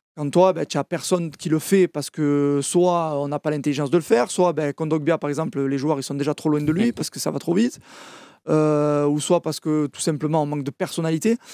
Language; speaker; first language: French; native; French